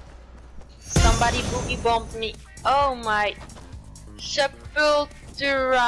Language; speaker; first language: English; non-native, learner; Dutch